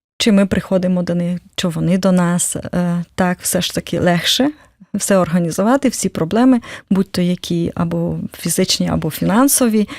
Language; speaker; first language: Ukrainian; native; Ukrainian